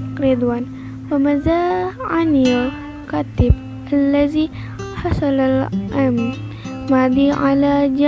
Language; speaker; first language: Arabic; non-native, learner; Indonesian